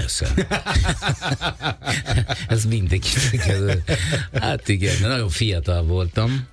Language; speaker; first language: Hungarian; non-native, fluent; Italian